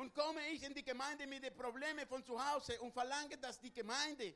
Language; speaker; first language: German; non-native, learner; Spanish